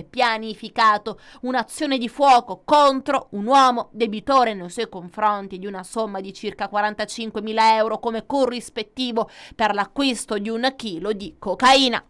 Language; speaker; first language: Italian; native; Italian